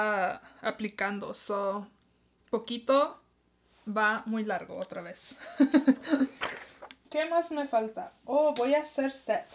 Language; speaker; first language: Spanish; early bilingual, heritage; Spanish